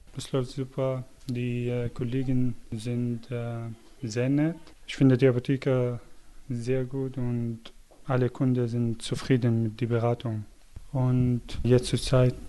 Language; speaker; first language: German; non-native, fluent; Arabic